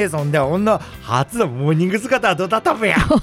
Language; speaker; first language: Japanese; native; Japanese